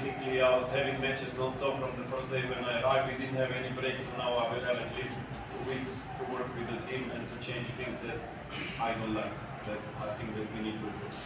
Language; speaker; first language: English; non-native, fluent; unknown